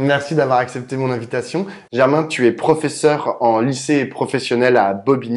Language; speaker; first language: French; native; French